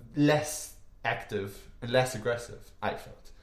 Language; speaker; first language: English; non-native, fluent; German